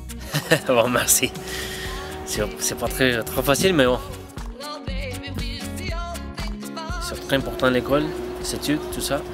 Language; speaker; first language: French; non-native, learner; Spanish